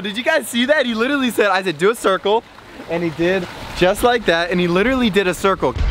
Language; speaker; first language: English; native; English